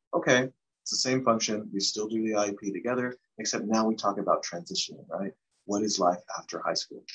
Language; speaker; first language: English; early bilingual, other home language; Spanish